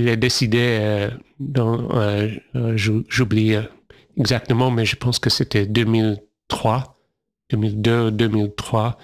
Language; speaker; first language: French; non-native, fluent; English